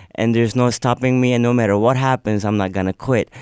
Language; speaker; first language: English; non-native, local second language; Urdu